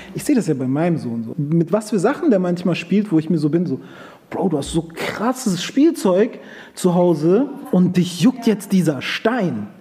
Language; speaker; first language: German; early bilingual, other home language; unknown